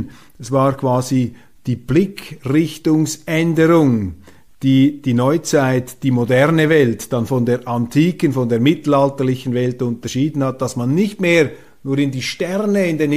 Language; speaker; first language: German; native; German